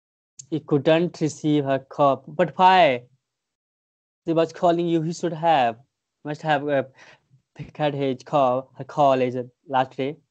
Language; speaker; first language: English; non-native, fluent; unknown